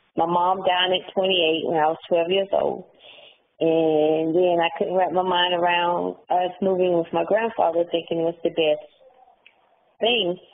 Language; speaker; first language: English; native; English